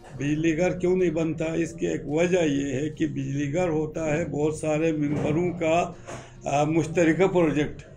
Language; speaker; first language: Urdu; non-native, local second language; Shan